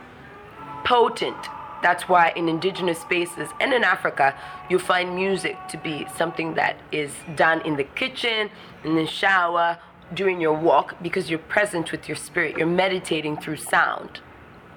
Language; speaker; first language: English; non-native, local second language; Ewe